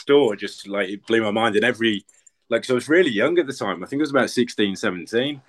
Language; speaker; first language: English; native; English